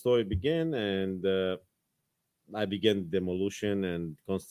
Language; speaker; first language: English; non-native, learner; Arabic